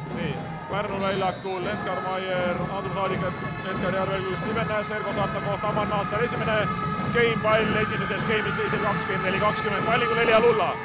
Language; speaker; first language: Estonian; native; Estonian